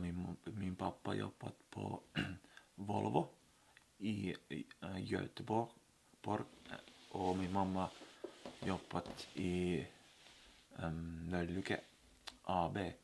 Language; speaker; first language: Swedish; non-native, learner; Finnish